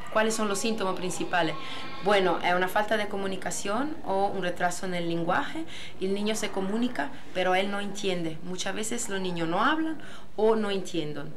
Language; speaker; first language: Spanish; non-native, fluent; French